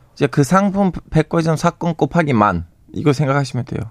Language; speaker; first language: Korean; non-native, fluent; Turkish